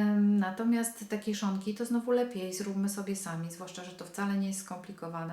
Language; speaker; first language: Polish; native; Polish